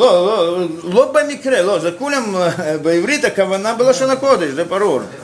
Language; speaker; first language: Hebrew; non-native, fluent; Russian